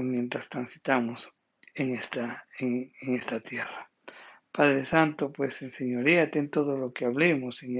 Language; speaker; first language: Spanish; native; Spanish